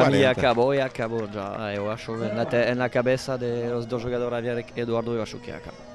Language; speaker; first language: Portuguese; non-native, learner; Italian